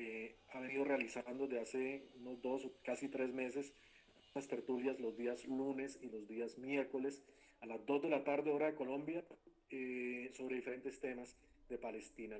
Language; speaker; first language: Spanish; native; Spanish